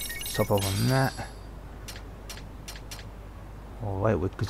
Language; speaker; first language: English; native; English